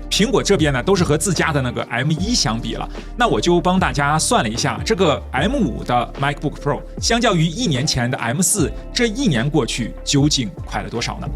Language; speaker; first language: Chinese; native; Chinese